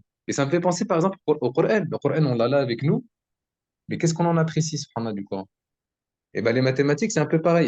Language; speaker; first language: French; native; French